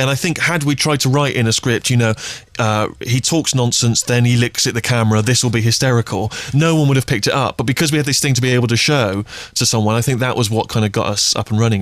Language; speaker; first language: English; native; English